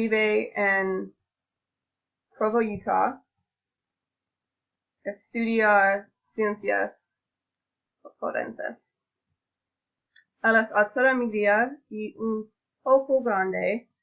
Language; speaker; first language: Spanish; non-native, learner; English